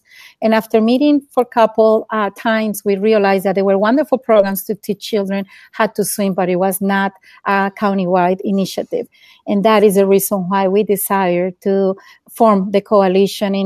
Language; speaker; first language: English; non-native, fluent; Spanish